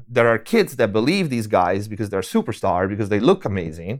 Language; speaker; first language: English; non-native, fluent; Italian